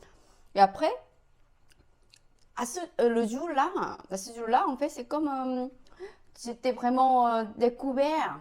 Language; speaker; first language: French; non-native, learner; Korean